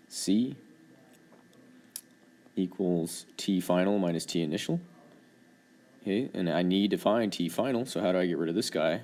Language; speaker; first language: English; native; English